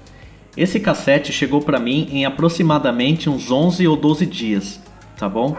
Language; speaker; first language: Portuguese; native; Portuguese